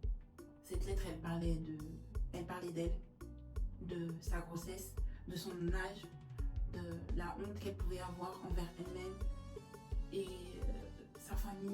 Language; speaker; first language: French; native; French